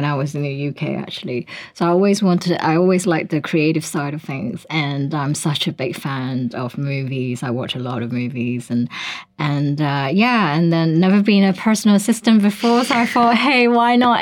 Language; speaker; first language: English; non-native, local second language; Cantonese